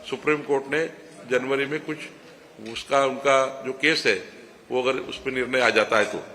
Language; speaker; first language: Hindi; non-native, local second language; Marathi